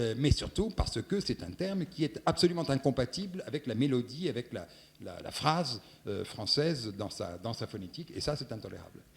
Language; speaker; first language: French; native; French